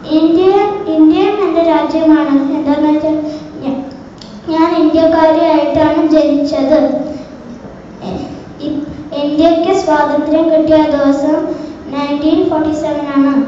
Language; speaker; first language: Malayalam; early bilingual, heritage; Malayalam